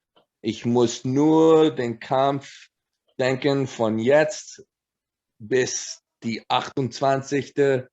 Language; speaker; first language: German; non-native, learner; English